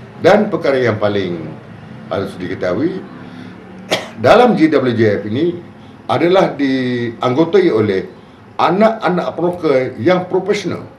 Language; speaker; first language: Malay; native; Malay